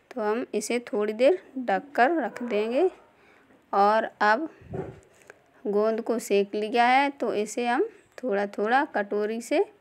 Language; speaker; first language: Hindi; native; Hindi